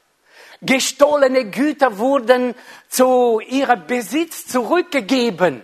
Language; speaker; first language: German; non-native, fluent; Italian